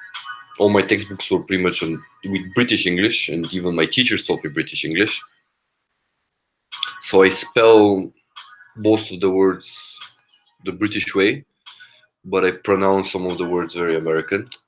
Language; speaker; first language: English; non-native, fluent; Korean